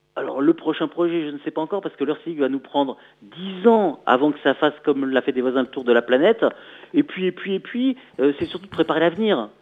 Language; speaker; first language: French; native; French